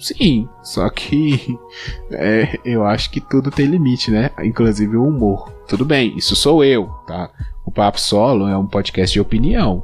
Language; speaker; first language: Portuguese; native; Portuguese